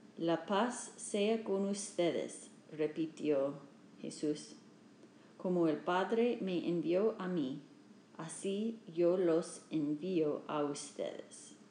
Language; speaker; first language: Spanish; non-native, learner; English